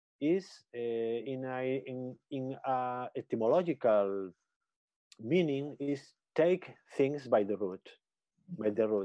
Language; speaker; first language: English; non-native, learner; Spanish